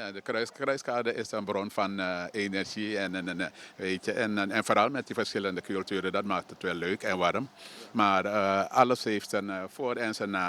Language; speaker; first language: Dutch; native; Dutch